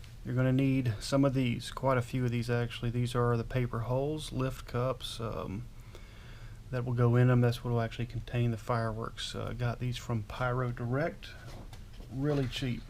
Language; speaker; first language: English; native; English